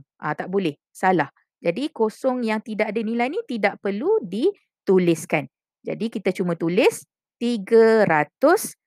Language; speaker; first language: Malay; native; Malay